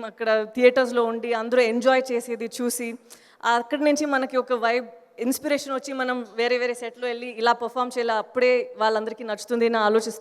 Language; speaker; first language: Telugu; non-native, fluent; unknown